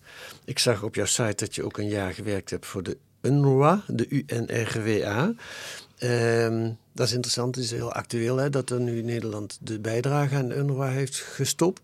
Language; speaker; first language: Dutch; native; Dutch